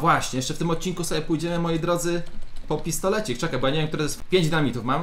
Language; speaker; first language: Polish; native; Polish